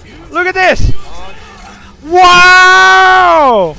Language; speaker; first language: English; non-native, fluent; Finnish